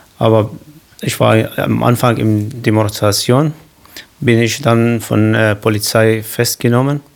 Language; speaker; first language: German; non-native, learner; Kurdish